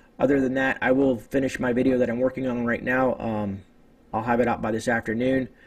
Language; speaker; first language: English; native; English